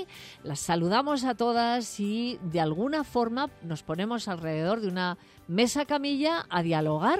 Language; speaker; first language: Spanish; native; Spanish